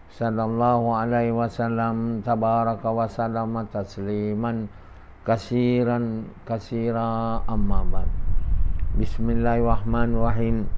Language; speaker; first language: Malay; native; Malay